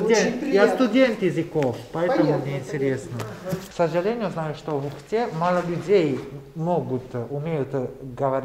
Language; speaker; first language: Russian; non-native, learner; Italian